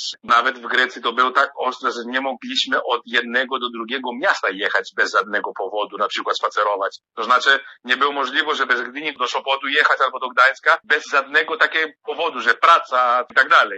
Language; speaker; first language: Polish; non-native, fluent; Greek